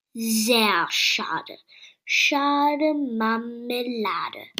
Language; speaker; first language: German; non-native, learner; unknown